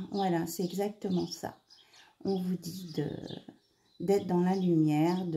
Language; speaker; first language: French; native; French